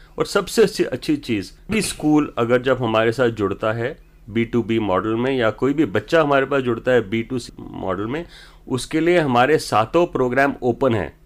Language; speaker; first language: Hindi; native; Hindi